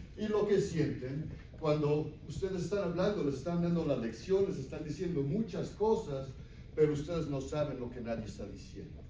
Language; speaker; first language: Spanish; early bilingual, heritage; Spanish